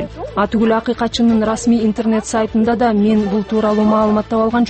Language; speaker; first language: Kyrgyz; native; Kyrgyz